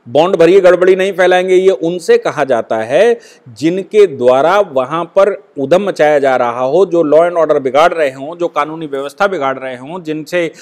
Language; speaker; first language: Hindi; native; Hindi